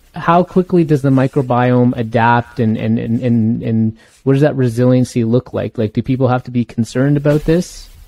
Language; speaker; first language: English; native; English